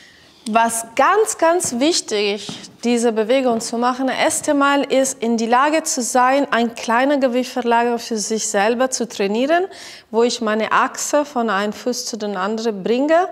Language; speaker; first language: German; non-native, fluent; Italian